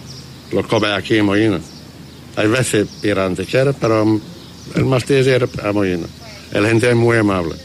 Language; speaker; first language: Spanish; non-native, learner; English